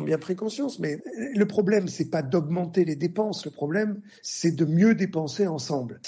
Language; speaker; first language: French; native; French